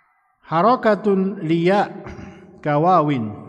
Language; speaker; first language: Arabic; non-native, fluent; Indonesian